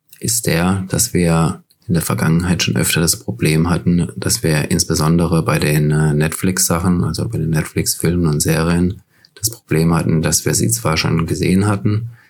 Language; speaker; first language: German; native; German